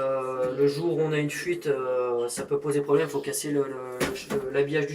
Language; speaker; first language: French; native; French